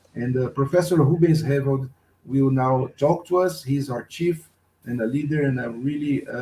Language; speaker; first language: English; non-native, fluent; Portuguese